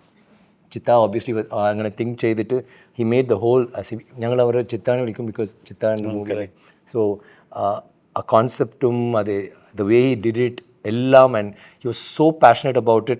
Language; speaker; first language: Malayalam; non-native, fluent; Tamil